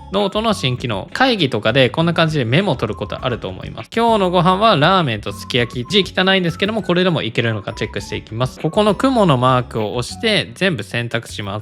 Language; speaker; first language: Japanese; native; Japanese